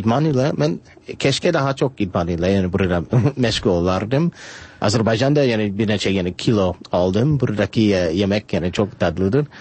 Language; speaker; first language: Turkish; non-native, fluent; English